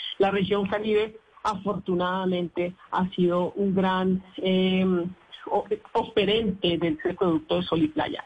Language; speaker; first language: Spanish; native; Spanish